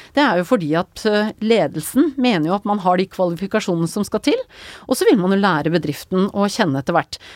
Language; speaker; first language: Norwegian; native; Norwegian